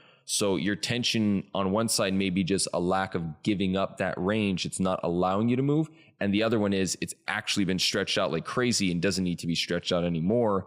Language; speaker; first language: English; native; English